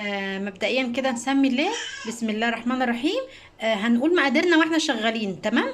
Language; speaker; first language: Arabic; native; Arabic